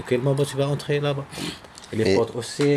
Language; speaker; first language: French; non-native, local second language; Arabic